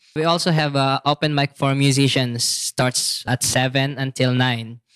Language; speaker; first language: English; non-native, local second language; Filipino